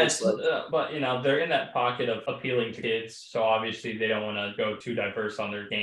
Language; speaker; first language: English; native; English